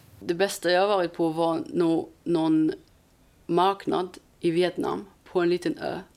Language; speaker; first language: Swedish; non-native, fluent; German